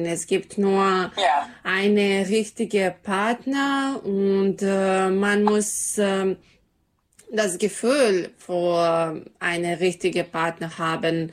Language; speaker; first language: German; non-native, learner; Serbian